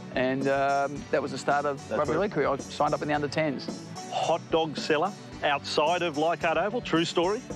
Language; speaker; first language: English; native; English